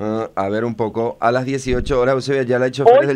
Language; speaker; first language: Spanish; native; Spanish